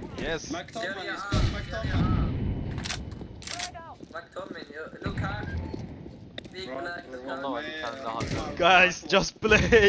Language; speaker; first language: English; non-native, learner; Turkish